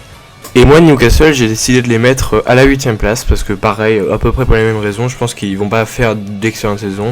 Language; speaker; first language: French; native; French